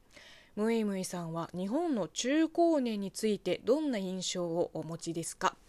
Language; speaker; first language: Japanese; non-native, fluent; Chinese